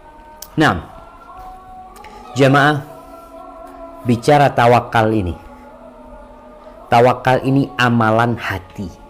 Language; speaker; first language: Indonesian; native; Indonesian